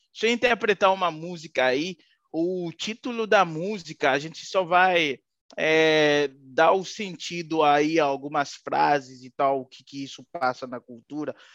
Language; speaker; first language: Portuguese; non-native, fluent; Haitian Creole